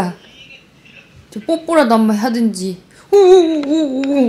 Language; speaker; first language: Korean; native; Korean